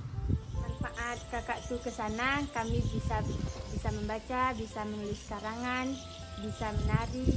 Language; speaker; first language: Indonesian; non-native, local second language; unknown